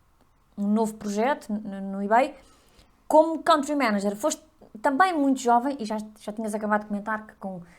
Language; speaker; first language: Portuguese; native; Portuguese